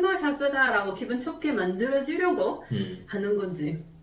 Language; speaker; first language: Korean; non-native, fluent; Japanese